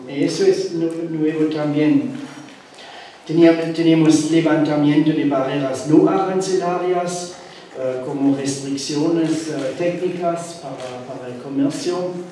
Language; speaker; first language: Spanish; non-native, learner; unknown